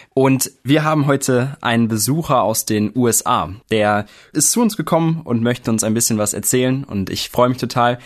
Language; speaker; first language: German; native; German